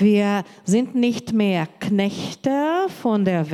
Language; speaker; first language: German; non-native, learner; Portuguese